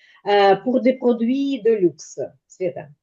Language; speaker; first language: French; non-native, fluent; Ukrainian